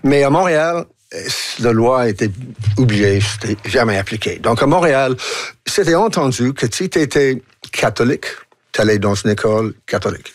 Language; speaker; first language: French; non-native, local second language; English